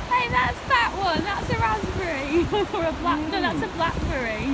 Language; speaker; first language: English; native; English